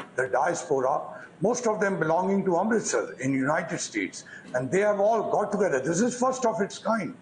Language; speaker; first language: English; non-native, local second language; Punjabi